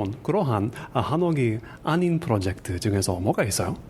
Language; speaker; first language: Korean; non-native, learner; English